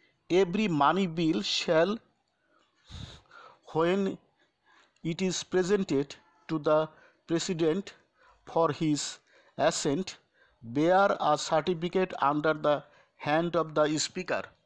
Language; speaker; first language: English; non-native, local second language; Bangla